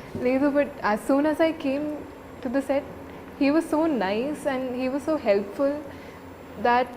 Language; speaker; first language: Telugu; non-native, learner; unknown